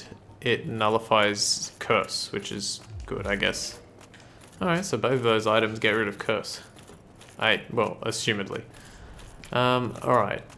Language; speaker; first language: English; native; English